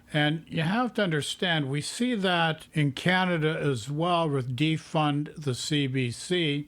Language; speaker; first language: English; native; English